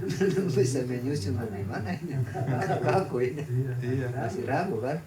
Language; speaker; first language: Indonesian; non-native, local second language; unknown